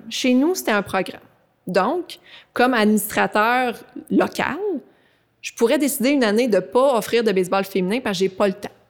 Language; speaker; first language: French; native; French